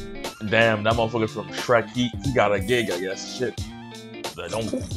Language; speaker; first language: English; native; English